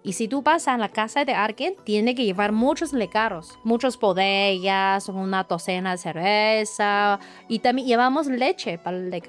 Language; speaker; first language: Spanish; non-native, learner; Chinese